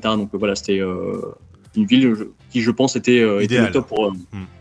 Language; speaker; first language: French; native; French